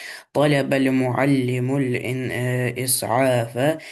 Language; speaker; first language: Arabic; non-native, learner; Albanian